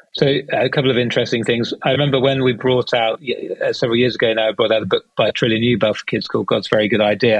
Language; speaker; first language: English; native; English